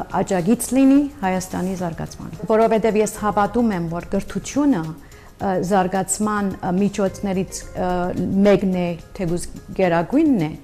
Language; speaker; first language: Armenian; early bilingual, heritage; Armenian